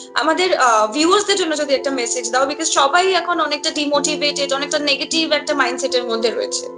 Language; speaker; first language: Bangla; native; Bangla